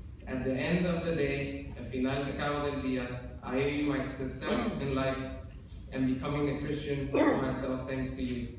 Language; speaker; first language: English; early bilingual, other home language; Spanish